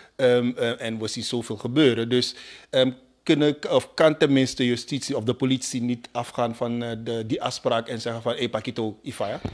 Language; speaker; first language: Dutch; native; Dutch